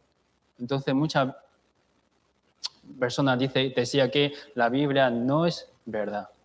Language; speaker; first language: Spanish; non-native, fluent; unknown